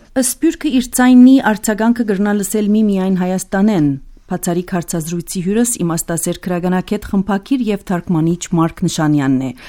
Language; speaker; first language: Armenian; early bilingual, heritage; Armenian